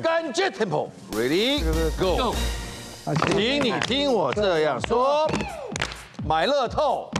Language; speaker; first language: Chinese; native; Chinese